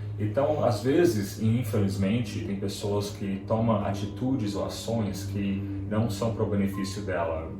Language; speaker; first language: Portuguese; native; Portuguese